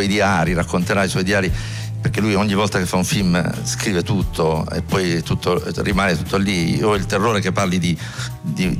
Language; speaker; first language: Italian; native; Italian